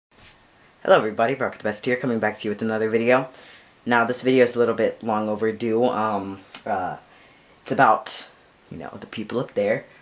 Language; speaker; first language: English; native; English